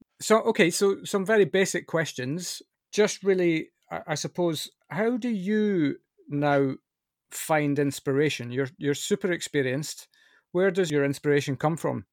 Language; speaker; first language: English; native; English